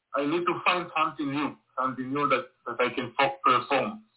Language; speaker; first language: English; non-native, learner; Hebrew